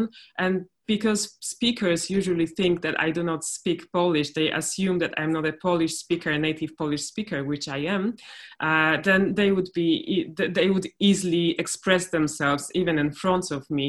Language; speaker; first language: English; non-native, fluent; Polish